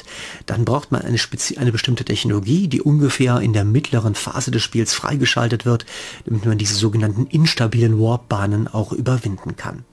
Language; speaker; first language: German; native; German